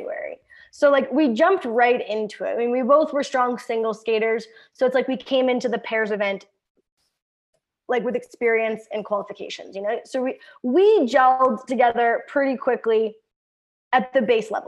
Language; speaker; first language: English; native; English